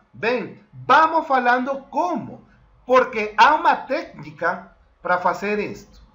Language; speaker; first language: Portuguese; non-native, fluent; Spanish